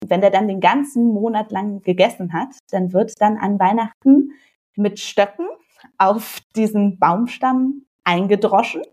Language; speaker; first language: German; native; German